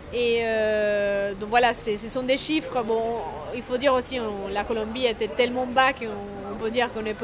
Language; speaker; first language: French; non-native, fluent; Spanish